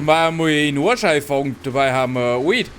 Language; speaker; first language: German; native; German